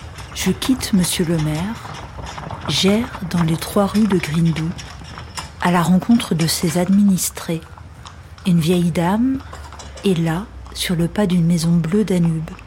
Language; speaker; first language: French; native; French